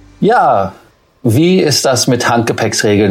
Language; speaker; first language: German; native; German